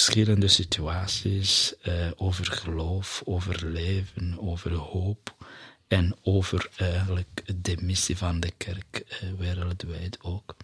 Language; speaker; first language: Dutch; non-native, fluent; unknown